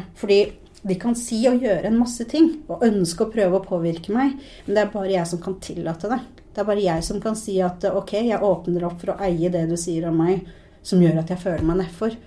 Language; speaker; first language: Norwegian; early bilingual, other home language; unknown